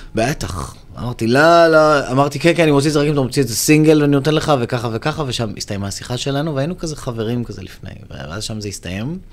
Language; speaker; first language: Hebrew; native; Hebrew